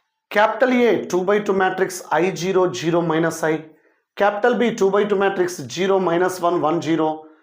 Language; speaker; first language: English; non-native, local second language; Telugu